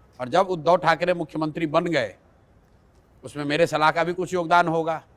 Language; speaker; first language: Hindi; native; Hindi